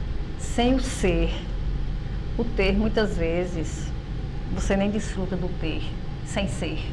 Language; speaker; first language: Portuguese; native; Portuguese